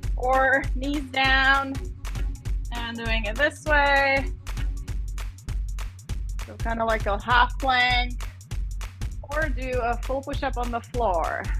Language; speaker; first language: English; native; English